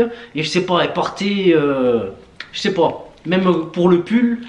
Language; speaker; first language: French; native; French